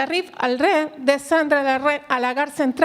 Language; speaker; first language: French; non-native, learner; Spanish